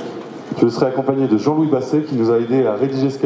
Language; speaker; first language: French; native; French